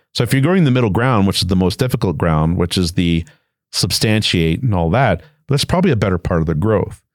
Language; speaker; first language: English; native; English